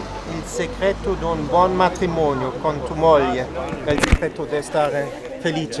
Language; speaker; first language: Italian; non-native, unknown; Croatian